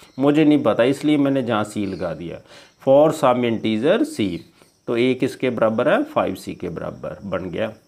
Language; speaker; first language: Hindi; non-native, local second language; Punjabi